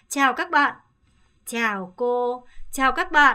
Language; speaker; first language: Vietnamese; non-native, fluent; Korean